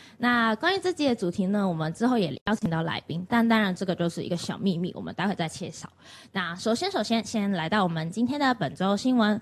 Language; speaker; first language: Chinese; native; Chinese